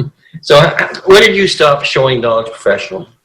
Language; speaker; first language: English; native; English